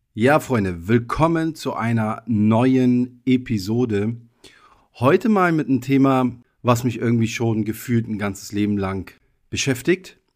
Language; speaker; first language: German; early bilingual, other home language; Italian